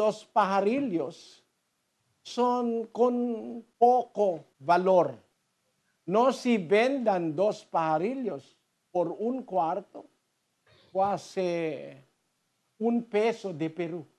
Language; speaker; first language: Spanish; non-native, learner; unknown